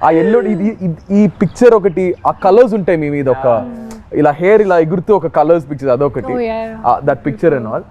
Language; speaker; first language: Telugu; native; Telugu